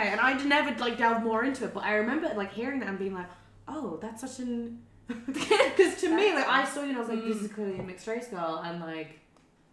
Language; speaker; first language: English; native; English